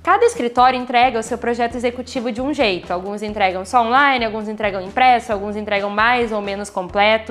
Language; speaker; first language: Portuguese; native; Portuguese